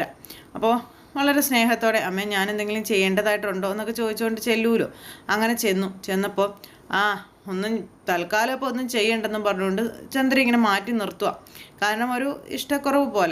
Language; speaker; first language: Malayalam; native; Malayalam